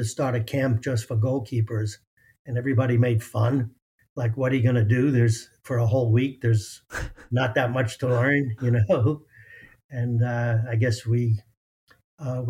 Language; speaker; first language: English; native; English